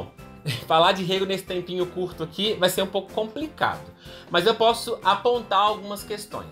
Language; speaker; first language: Portuguese; native; Portuguese